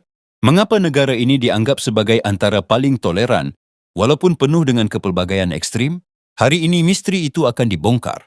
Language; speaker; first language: Malay; native; Malay